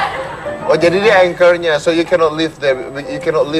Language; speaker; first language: English; non-native, learner; Indonesian